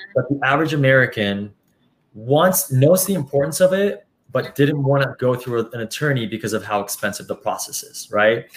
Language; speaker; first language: English; early bilingual, other home language; Spanish